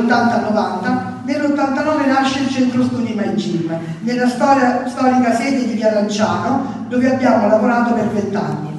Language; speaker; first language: Italian; native; Italian